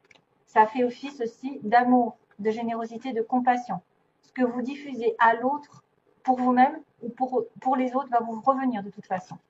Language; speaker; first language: French; native; French